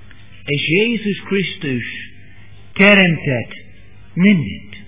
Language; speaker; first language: Hungarian; non-native, learner; English